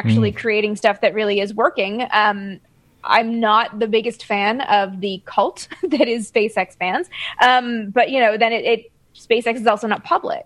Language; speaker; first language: English; native; English